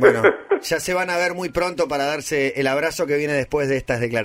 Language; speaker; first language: Spanish; native; Spanish